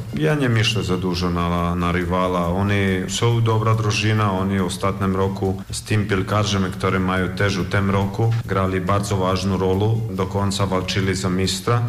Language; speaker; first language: Polish; non-native, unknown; Croatian